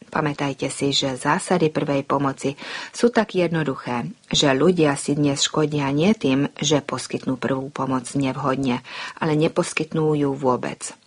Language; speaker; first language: Slovak; early bilingual, heritage; Slovak